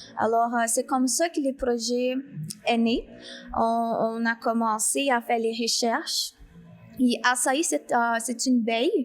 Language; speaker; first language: French; non-native, fluent; Portuguese